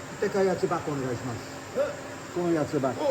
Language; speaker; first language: Japanese; non-native, learner; English